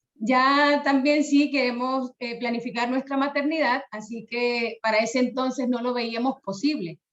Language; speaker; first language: Spanish; native; Spanish